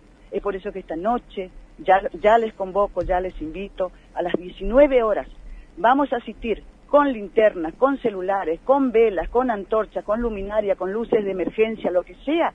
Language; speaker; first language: Spanish; native; Spanish